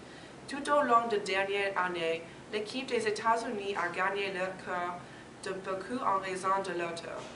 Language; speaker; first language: French; non-native, learner; English